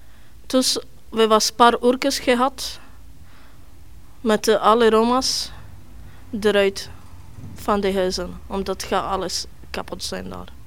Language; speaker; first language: Dutch; non-native, learner; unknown